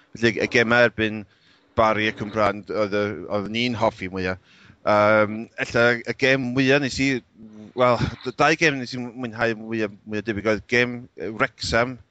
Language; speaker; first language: Welsh; native; Welsh